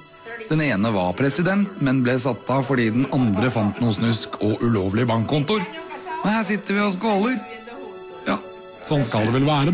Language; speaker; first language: Norwegian; native; Norwegian